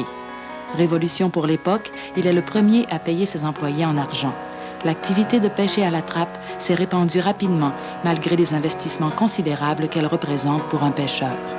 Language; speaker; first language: French; native; French